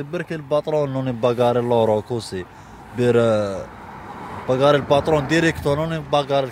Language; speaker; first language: Italian; non-native, learner; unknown